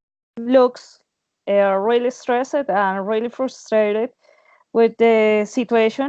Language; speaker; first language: English; non-native, learner; Spanish